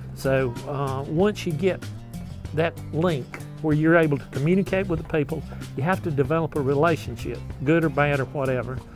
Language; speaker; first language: English; native; English